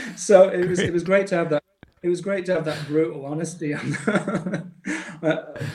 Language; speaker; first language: English; native; English